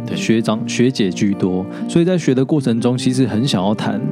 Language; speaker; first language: Chinese; native; Chinese